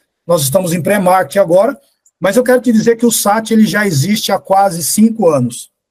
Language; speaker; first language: Portuguese; native; Portuguese